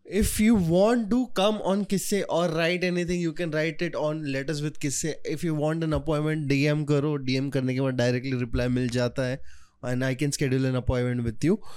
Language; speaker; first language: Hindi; non-native, local second language; Marathi